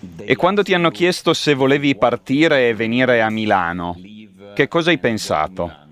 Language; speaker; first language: Italian; native; Italian